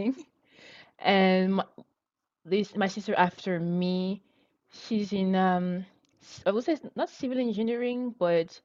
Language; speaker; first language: English; non-native, local second language; French